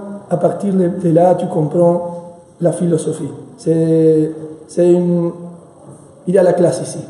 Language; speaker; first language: French; non-native, fluent; Spanish